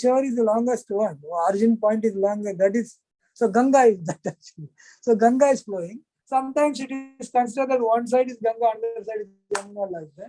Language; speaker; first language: English; non-native, local second language; Hindi